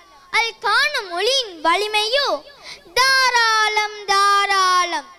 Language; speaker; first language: Tamil; early bilingual, heritage; Tamil